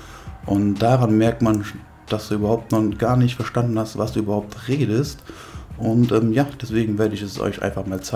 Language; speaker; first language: German; native; German